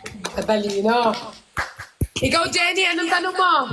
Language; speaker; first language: Filipino; native; Filipino